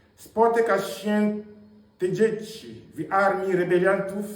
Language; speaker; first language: Polish; non-native, fluent; Swahili